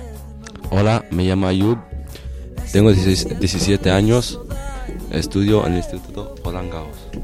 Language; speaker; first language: Spanish; non-native, learner; French